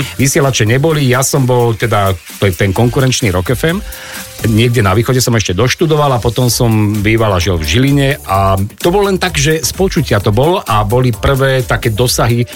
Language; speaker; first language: Slovak; native; Slovak